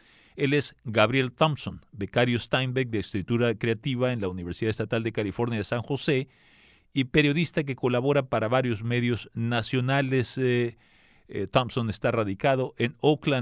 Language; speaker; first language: Spanish; native; Spanish